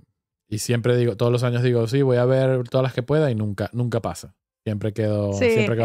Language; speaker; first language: Spanish; native; Spanish